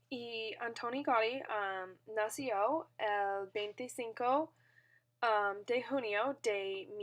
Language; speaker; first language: Spanish; non-native, learner; English